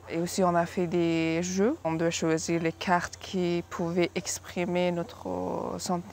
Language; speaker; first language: French; non-native, fluent; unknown